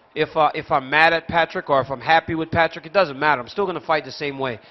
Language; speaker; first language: English; native; English